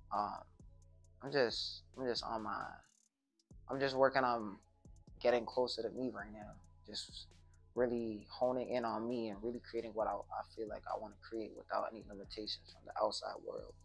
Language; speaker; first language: English; native; English